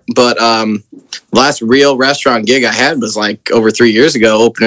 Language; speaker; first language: English; native; English